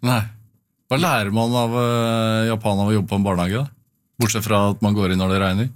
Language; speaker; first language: Norwegian; native; Norwegian